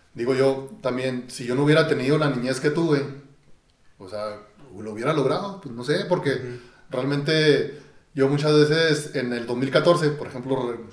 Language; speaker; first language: Spanish; native; Spanish